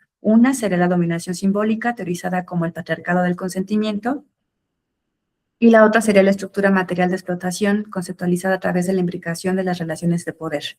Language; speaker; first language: Spanish; native; Spanish